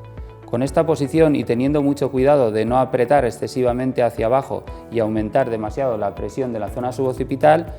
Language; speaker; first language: Spanish; native; Spanish